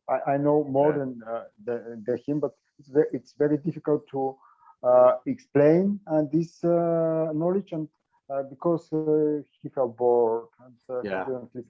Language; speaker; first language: English; non-native, learner; Bulgarian